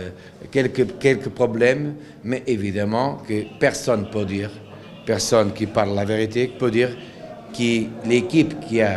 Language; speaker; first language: French; non-native, local second language; Arabic